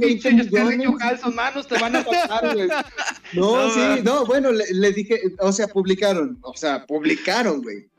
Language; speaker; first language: Spanish; native; Spanish